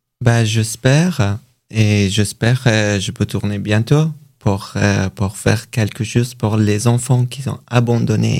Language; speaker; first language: French; non-native, learner; Persian